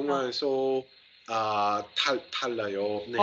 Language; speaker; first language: Korean; non-native, learner; English